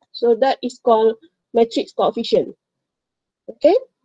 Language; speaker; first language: English; non-native, local second language; Malay